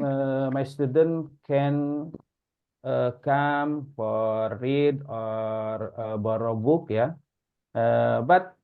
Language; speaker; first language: English; non-native, learner; Indonesian